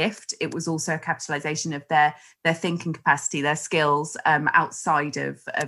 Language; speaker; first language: English; native; English